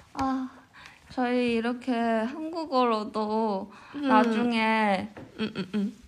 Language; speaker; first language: Korean; non-native, fluent; Cantonese